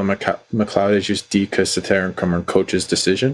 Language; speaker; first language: French; non-native, learner; English